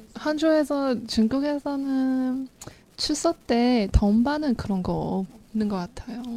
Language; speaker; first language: Korean; non-native, fluent; Chinese